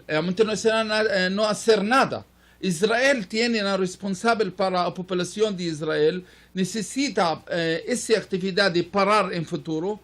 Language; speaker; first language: Spanish; non-native, learner; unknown